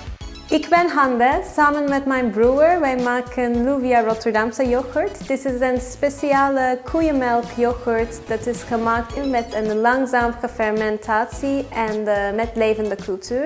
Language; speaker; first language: Dutch; non-native, learner; Turkish